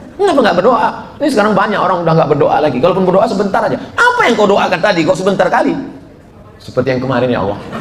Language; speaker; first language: Indonesian; native; Indonesian